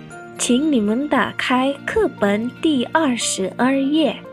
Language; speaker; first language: Chinese; non-native, fluent; Indonesian